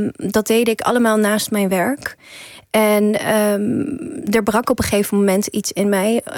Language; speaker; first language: Dutch; early bilingual, other home language; Persian